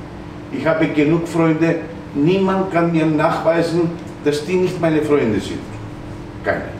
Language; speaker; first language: German; non-native, fluent; Greek